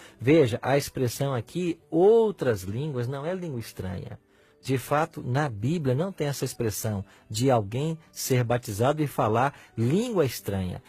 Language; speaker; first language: Portuguese; native; Portuguese